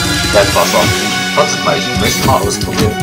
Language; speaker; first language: German; native; German